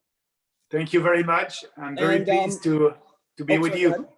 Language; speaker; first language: English; non-native, local second language; French